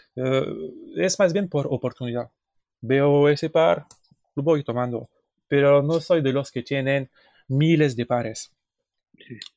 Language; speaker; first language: Spanish; non-native, fluent; French